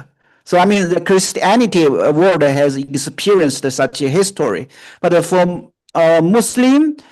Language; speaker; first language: English; non-native, fluent; Chinese